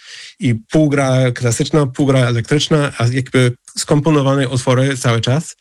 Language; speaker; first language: Polish; non-native, fluent; English